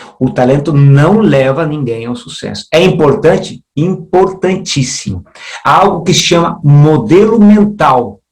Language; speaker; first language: Portuguese; early bilingual, other home language; Spanish